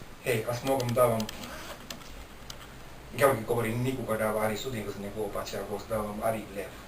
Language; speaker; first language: Bulgarian; non-native, learner; Finnish